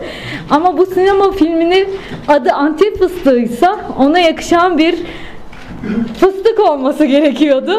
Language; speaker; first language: Turkish; native; Turkish